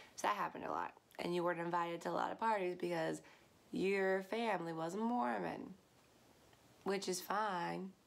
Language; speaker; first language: English; native; English